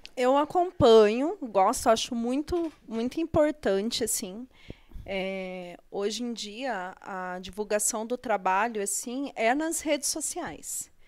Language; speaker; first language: Portuguese; native; Portuguese